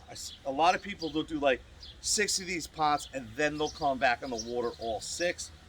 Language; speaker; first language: English; native; English